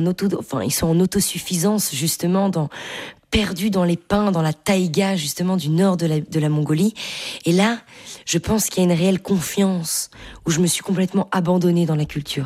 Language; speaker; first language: French; native; French